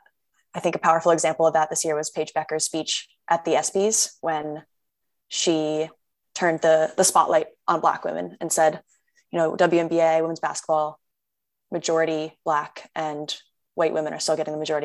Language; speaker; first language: English; native; English